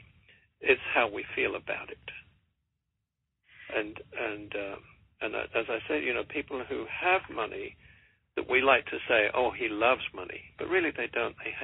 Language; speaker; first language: English; native; English